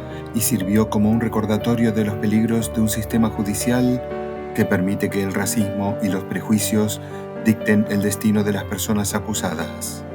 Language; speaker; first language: Spanish; native; Spanish